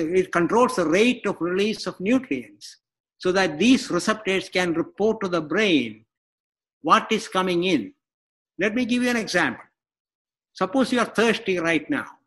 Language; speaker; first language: English; non-native, local second language; Malayalam